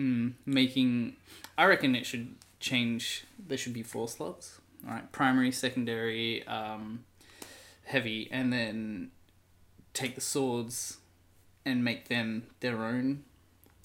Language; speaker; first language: English; native; English